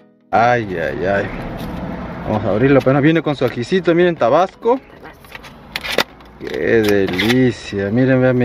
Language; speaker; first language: Spanish; native; Spanish